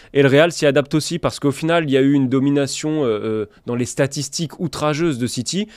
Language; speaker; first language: French; native; French